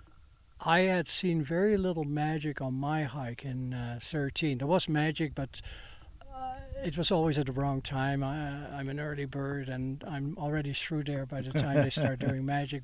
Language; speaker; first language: English; non-native, fluent; Dutch